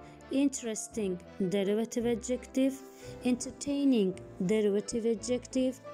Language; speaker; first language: English; non-native, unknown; Azerbaijani